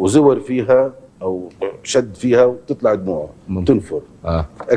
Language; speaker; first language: Arabic; native; Arabic